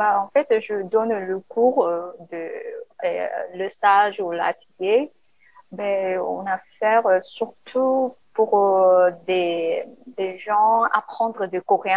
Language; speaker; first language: French; non-native, learner; Korean